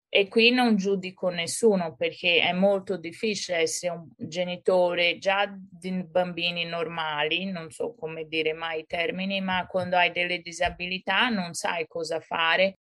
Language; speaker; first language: Italian; non-native, fluent; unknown